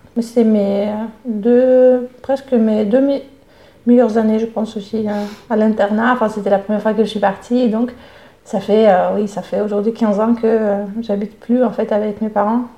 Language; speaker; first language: French; non-native, fluent; Russian